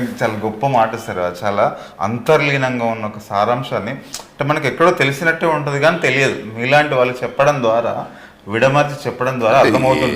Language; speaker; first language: Telugu; native; Telugu